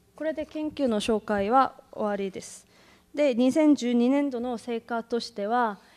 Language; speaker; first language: Japanese; non-native, fluent; Korean